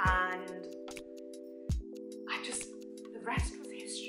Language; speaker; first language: English; native; English